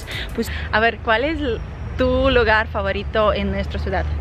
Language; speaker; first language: Spanish; non-native, fluent; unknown